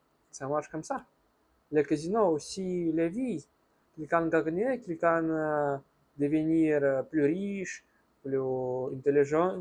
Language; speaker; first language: French; non-native, learner; Russian